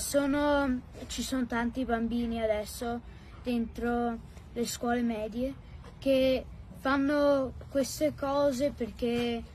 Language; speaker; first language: Italian; early bilingual, heritage; Italian